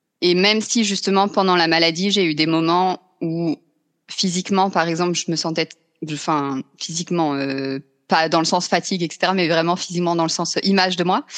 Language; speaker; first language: French; native; French